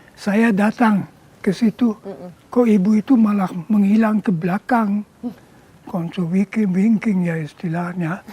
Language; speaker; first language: Indonesian; non-native, fluent; German